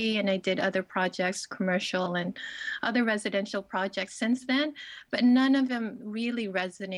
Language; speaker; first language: English; early bilingual, other home language; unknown